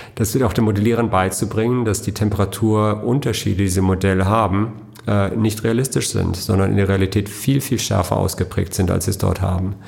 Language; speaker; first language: German; native; German